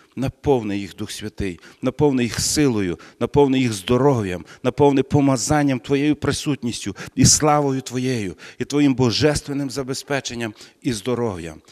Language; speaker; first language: Ukrainian; native; Ukrainian